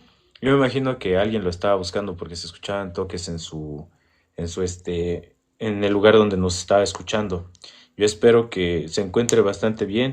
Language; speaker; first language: Spanish; native; Spanish